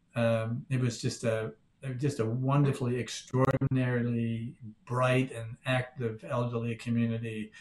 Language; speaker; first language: English; native; English